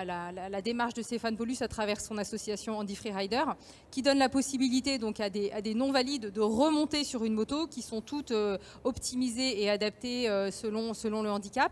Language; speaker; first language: French; native; French